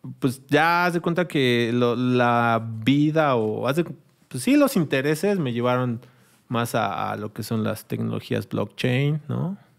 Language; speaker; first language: Spanish; native; Spanish